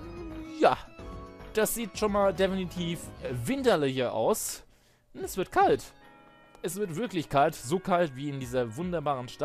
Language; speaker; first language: German; native; German